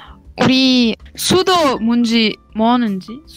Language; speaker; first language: Korean; non-native, learner; Uzbek